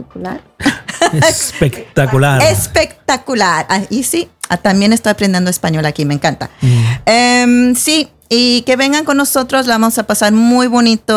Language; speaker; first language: Spanish; non-native, learner; English